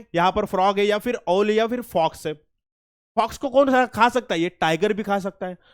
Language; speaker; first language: Hindi; non-native, local second language; Marathi